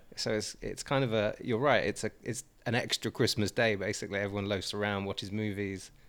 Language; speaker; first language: English; native; English